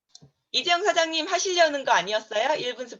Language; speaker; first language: Korean; native; Korean